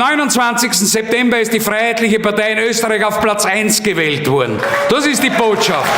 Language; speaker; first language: German; native; German